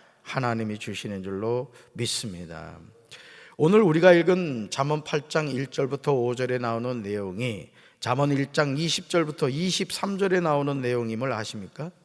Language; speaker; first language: Korean; native; Korean